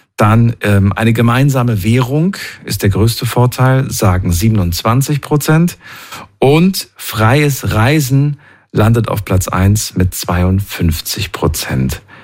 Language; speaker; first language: German; native; German